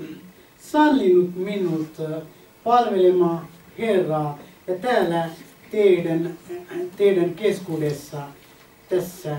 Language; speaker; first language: Finnish; non-native, fluent; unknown